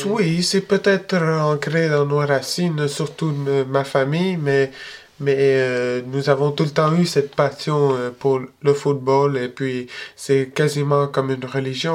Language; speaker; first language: French; early bilingual, other home language; Spanish